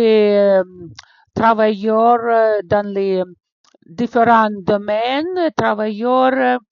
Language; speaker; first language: French; non-native, fluent; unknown